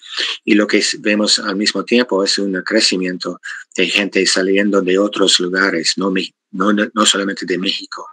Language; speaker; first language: Spanish; non-native, fluent; English